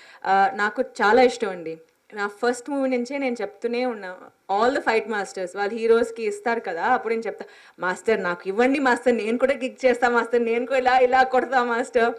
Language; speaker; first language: Telugu; non-native, fluent; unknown